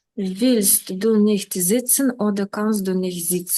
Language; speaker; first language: German; non-native, fluent; Ukrainian